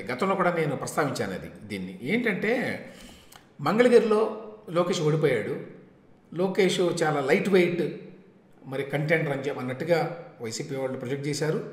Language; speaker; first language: Telugu; native; Telugu